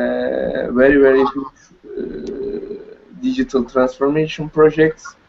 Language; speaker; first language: English; non-native, learner; Turkish